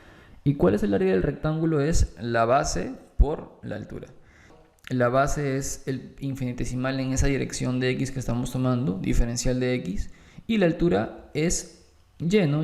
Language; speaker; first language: Spanish; native; Spanish